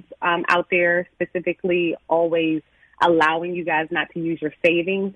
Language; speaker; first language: English; native; English